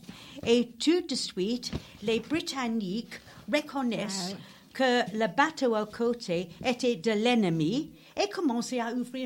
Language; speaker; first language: French; non-native, learner; English